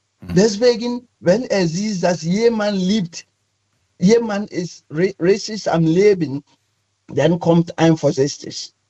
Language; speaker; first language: German; non-native, fluent; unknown